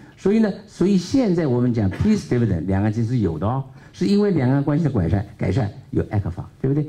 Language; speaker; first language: Chinese; native; Chinese